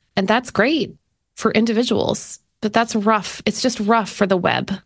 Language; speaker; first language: English; native; English